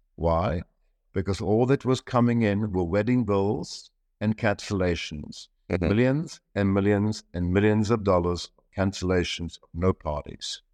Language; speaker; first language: English; native; English